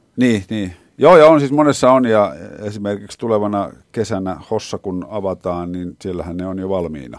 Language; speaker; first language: Finnish; native; Finnish